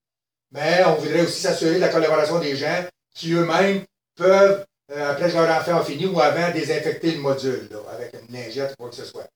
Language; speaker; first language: French; native; French